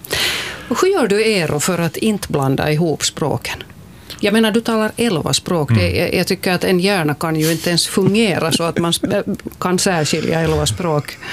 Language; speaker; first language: Swedish; native; Swedish